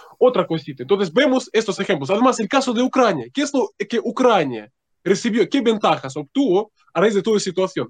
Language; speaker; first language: Spanish; non-native, fluent; Russian